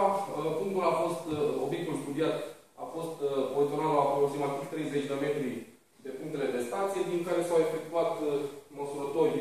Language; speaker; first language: Romanian; native; Romanian